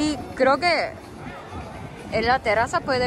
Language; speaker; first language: Spanish; non-native, learner; Japanese